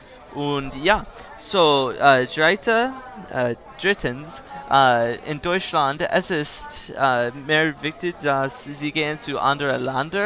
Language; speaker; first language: German; non-native, learner; English